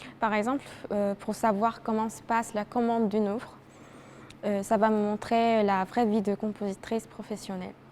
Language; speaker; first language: French; non-native, fluent; Korean